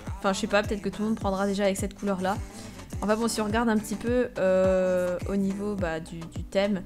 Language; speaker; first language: French; native; French